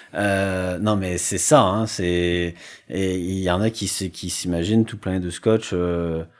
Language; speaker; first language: French; native; French